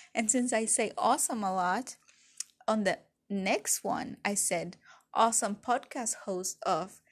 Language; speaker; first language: English; early bilingual, other home language; Spanish